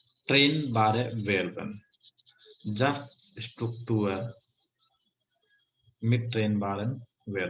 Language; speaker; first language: German; non-native, fluent; Hindi